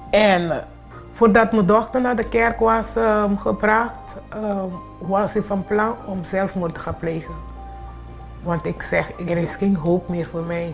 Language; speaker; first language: Dutch; non-native, local second language; Papiamento